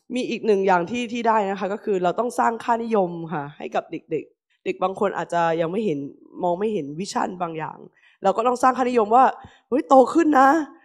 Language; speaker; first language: Thai; native; Thai